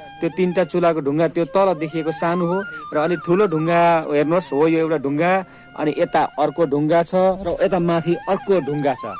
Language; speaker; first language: Nepali; non-native, local second language; Limbu